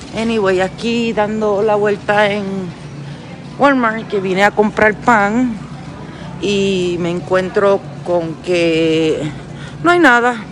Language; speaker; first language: Spanish; early bilingual, heritage; Spanish